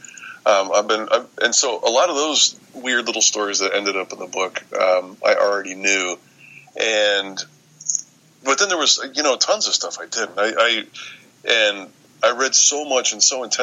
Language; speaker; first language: English; native; English